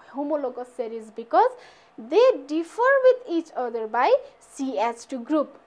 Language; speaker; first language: English; non-native, local second language; Nepali